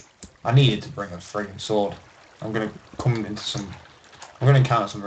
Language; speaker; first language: English; native; English